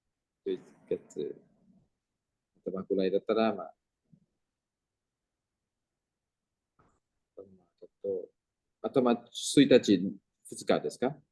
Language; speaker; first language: Japanese; non-native, fluent; Thai